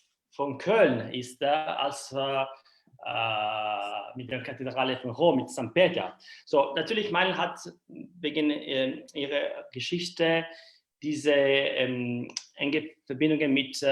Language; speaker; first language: German; non-native, learner; Italian